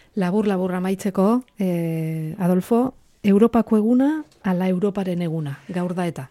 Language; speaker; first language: Basque; native; Basque